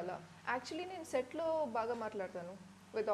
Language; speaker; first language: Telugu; non-native, learner; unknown